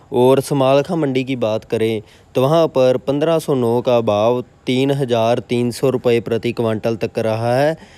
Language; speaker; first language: Hindi; non-native, local second language; Punjabi